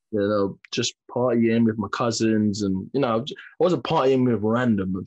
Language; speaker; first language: English; native; English